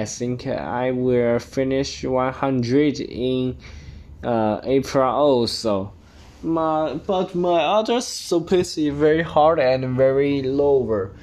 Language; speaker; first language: English; non-native, learner; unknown